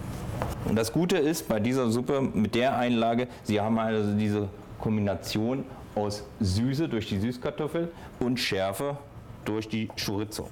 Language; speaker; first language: German; native; German